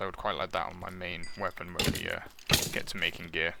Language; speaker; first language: English; native; English